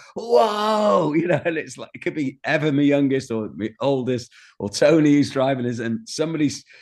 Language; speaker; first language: English; native; English